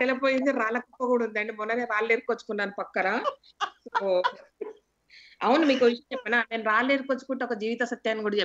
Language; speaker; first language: Telugu; native; Telugu